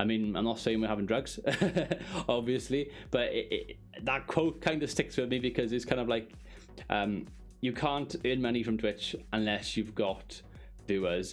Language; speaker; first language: English; native; English